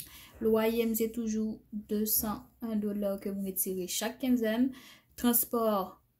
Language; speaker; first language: French; non-native, learner; Haitian Creole